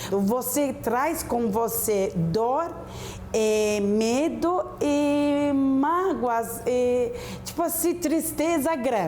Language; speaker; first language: Portuguese; non-native, learner; Arabic